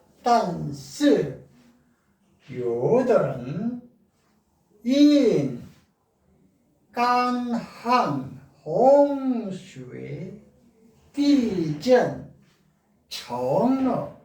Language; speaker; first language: Chinese; non-native, learner; Korean